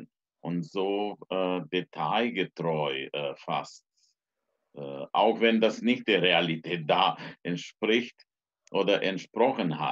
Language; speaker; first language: German; non-native, fluent; Romanian